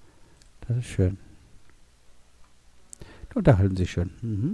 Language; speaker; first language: German; native; German